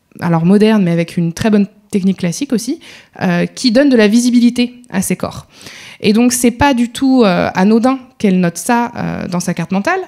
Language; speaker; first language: French; native; French